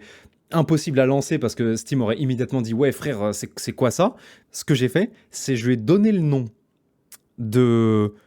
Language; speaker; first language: French; native; French